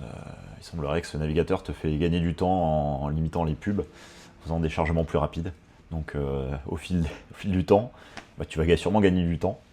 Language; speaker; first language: French; native; French